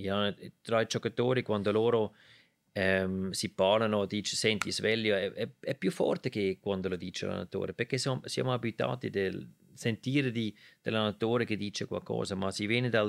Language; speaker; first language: Italian; non-native, local second language; German